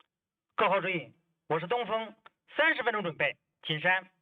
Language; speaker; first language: Chinese; native; Chinese